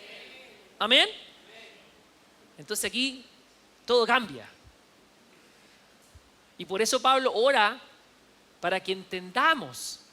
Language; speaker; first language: Spanish; native; Spanish